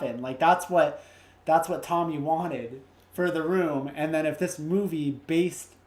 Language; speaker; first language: English; native; English